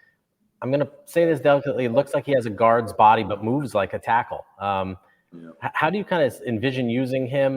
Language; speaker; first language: English; native; English